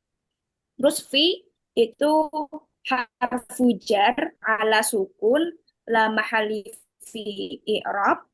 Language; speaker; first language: Arabic; non-native, learner; Indonesian